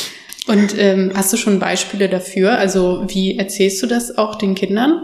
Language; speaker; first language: German; native; German